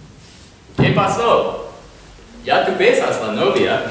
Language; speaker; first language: Spanish; non-native, learner; English